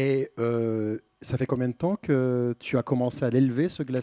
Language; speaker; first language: French; native; French